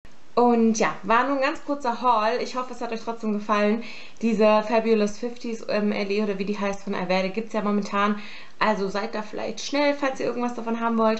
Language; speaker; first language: German; native; German